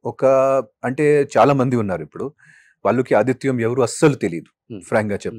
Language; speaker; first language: Telugu; non-native, fluent; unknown